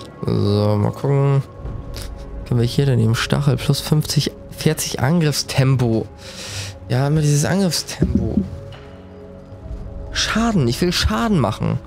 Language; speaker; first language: German; native; German